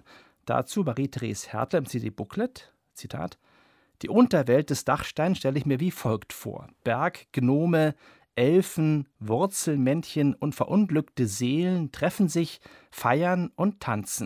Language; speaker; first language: German; native; German